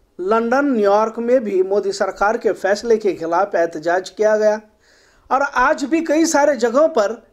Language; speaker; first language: Urdu; native; Urdu